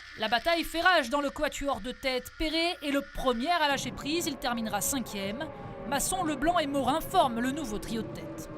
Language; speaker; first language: French; native; French